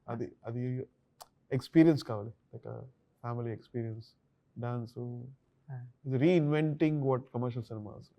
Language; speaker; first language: Telugu; non-native, learner; Tamil